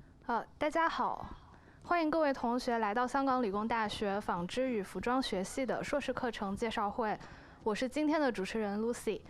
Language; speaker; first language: Chinese; native; Chinese